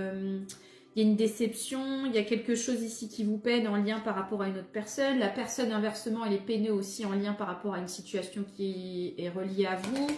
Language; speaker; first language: French; native; French